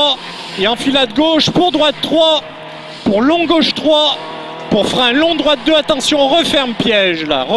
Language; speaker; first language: French; native; French